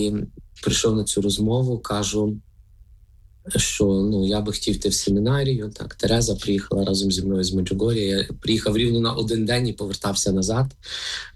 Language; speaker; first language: Ukrainian; native; Ukrainian